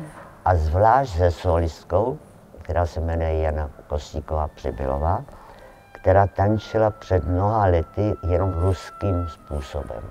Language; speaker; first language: Czech; non-native, fluent; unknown